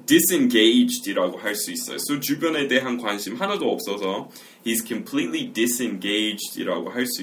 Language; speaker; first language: Korean; non-native, fluent; English